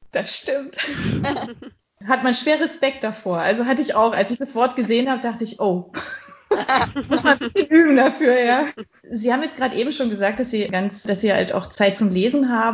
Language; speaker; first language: German; native; German